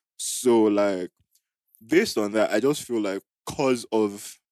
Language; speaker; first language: English; non-native, local second language; Igbo